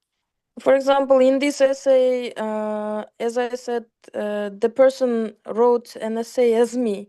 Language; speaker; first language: English; non-native, fluent; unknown